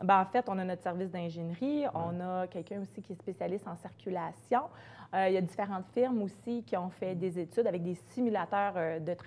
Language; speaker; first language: French; native; French